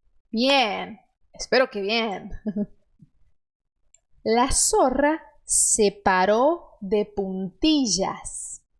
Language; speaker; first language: Spanish; non-native, fluent; Portuguese